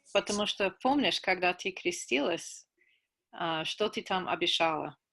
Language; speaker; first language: Russian; non-native, fluent; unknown